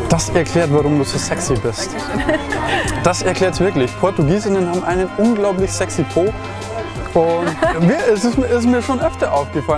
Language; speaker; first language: German; native; German